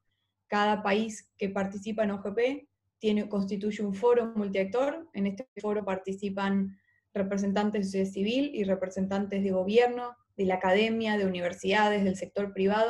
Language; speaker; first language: Spanish; native; Spanish